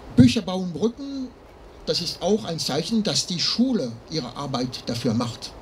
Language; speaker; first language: German; non-native, fluent; French